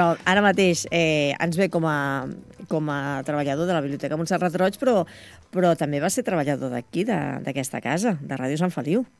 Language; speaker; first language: Catalan; native; Catalan